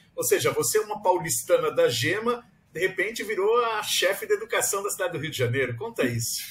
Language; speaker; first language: Portuguese; native; Portuguese